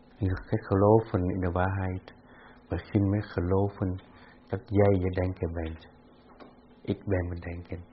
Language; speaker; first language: Dutch; non-native, fluent; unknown